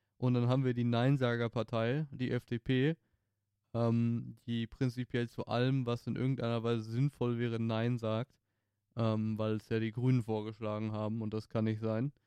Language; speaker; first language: German; native; German